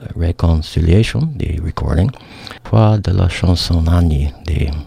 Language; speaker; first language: English; native; English